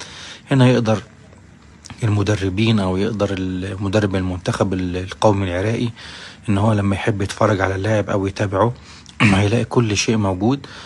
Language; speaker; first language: Arabic; native; Arabic